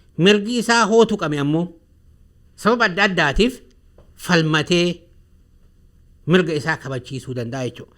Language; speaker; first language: Oromo; native; Oromo